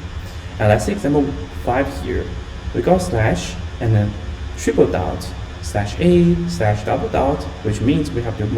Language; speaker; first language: English; non-native, fluent; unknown